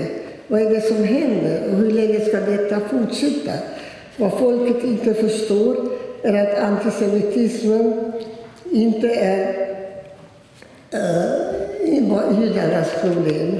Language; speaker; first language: Swedish; non-native, fluent; Hungarian